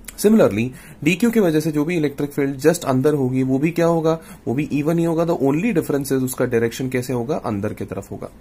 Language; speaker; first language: Hindi; non-native, local second language; Malayalam